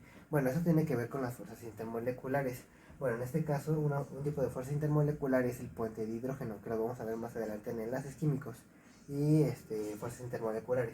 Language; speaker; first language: Spanish; native; Spanish